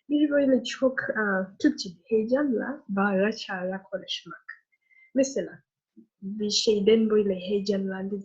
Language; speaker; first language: Turkish; non-native, learner; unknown